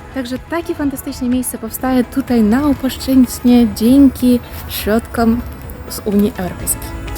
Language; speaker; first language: Polish; non-native, fluent; Russian